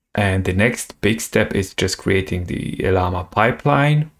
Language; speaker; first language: English; non-native, fluent; Polish